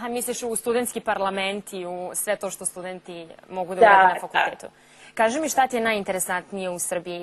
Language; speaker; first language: Serbian; native; Serbian